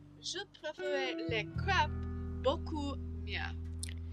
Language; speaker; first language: French; non-native, learner; English